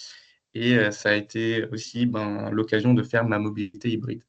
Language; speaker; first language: French; native; French